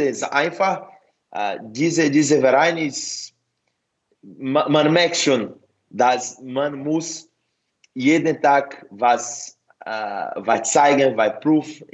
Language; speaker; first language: German; non-native, learner; Portuguese